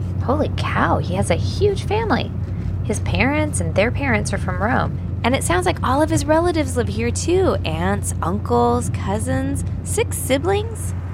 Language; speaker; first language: English; native; English